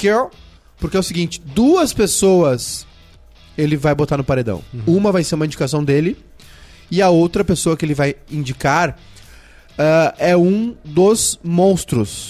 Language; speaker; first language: Portuguese; native; Portuguese